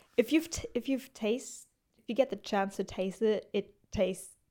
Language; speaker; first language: English; non-native, fluent; German